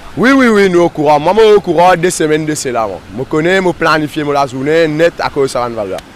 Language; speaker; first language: French; non-native, local second language; Morisyen